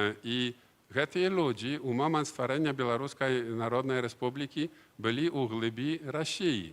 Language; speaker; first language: Polish; non-native, learner; Belarusian